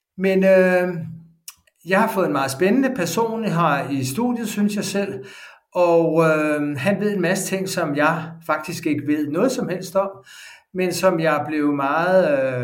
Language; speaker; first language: Danish; native; Danish